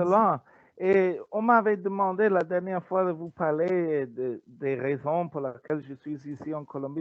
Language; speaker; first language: French; non-native, learner; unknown